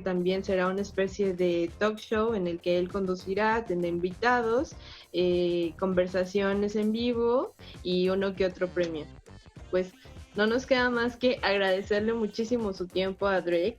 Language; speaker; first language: Spanish; native; Spanish